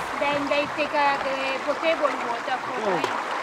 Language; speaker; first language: English; non-native, learner; Italian